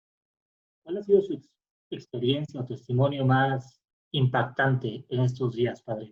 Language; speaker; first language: Spanish; native; Spanish